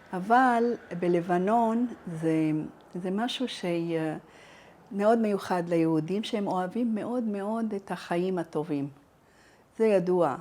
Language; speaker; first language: Hebrew; non-native, fluent; Arabic